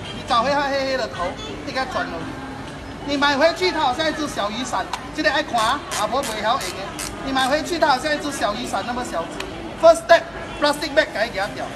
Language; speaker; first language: Chinese; non-native, local second language; Tamil